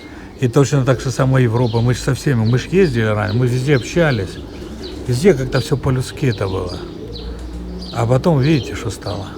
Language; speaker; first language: Russian; native; Russian